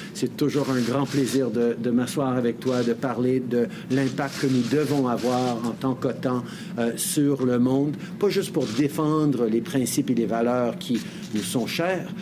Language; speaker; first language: French; early bilingual, heritage; French